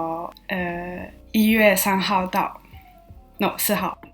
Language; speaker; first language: Chinese; non-native, learner; French